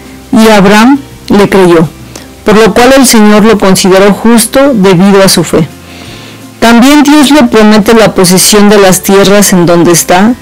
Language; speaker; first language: Spanish; native; Spanish